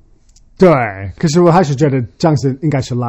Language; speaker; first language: Chinese; early bilingual, heritage; Chinese